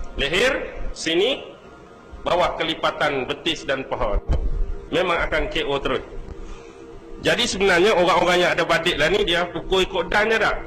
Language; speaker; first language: Malay; native; Malay